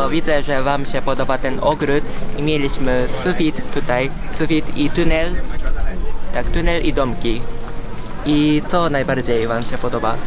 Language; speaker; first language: Polish; non-native, fluent; Japanese